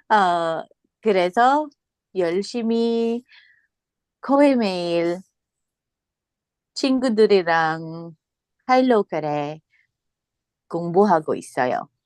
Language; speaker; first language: Korean; non-native, learner; English